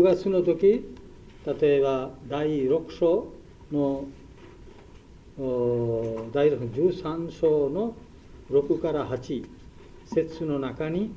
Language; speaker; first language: Japanese; non-native, learner; Bangla